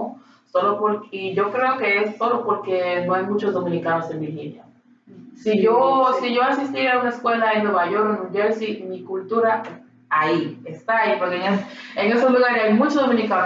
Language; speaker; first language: Spanish; early bilingual, heritage; Spanish